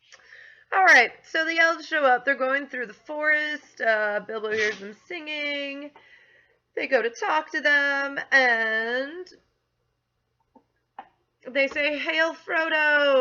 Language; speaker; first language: English; native; English